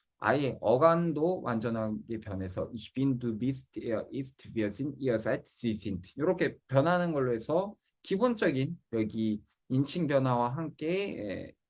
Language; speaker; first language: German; non-native, fluent; Korean